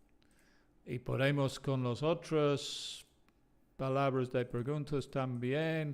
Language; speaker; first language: Spanish; non-native, fluent; English